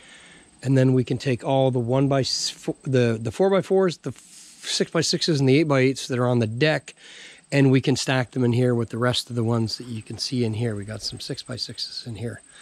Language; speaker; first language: English; native; English